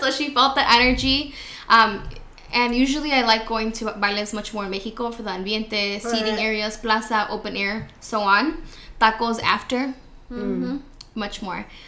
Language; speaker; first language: English; early bilingual, other home language; Spanish